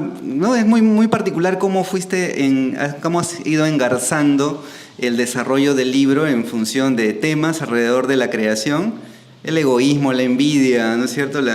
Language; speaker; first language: Spanish; native; Spanish